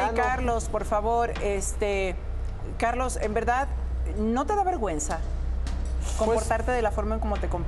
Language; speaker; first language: Spanish; native; Spanish